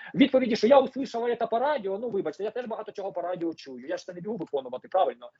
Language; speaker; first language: Ukrainian; non-native, local second language; Russian